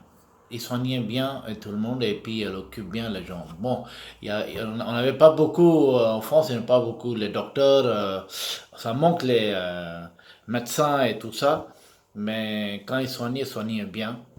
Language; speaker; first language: French; non-native, learner; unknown